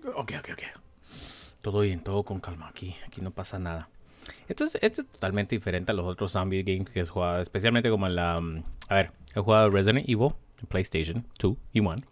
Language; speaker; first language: Spanish; early bilingual, heritage; Spanish